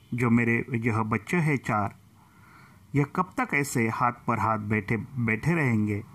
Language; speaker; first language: Hindi; non-native, local second language; Marathi